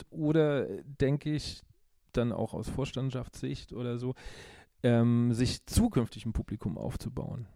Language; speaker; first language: German; native; German